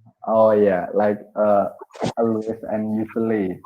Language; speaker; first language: English; non-native, learner; Indonesian